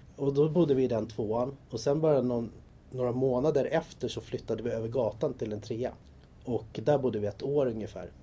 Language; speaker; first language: Swedish; native; Swedish